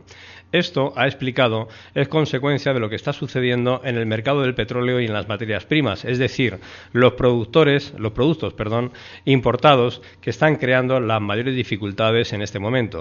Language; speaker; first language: Spanish; native; Spanish